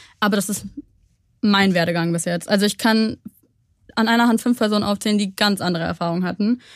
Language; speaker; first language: German; native; German